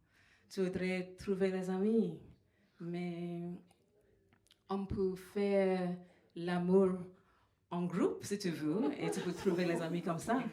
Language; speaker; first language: French; non-native, fluent; English